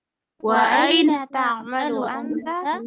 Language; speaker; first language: Arabic; non-native, learner; Indonesian